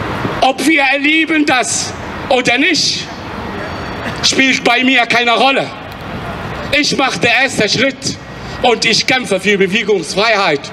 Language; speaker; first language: German; non-native, fluent; Arabic